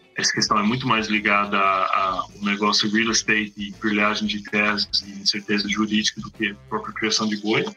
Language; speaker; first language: Portuguese; non-native, fluent; English